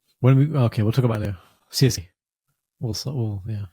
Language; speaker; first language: English; early bilingual, other home language; Punjabi